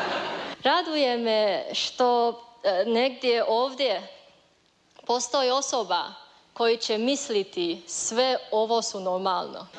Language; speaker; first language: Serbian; non-native, learner; Chinese